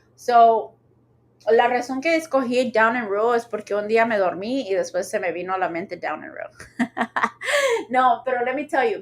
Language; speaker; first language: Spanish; early bilingual, heritage; Spanish